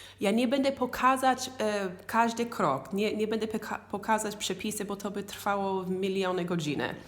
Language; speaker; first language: Polish; non-native, learner; English